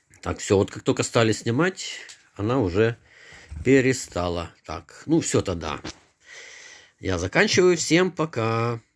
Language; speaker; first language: Russian; native; Russian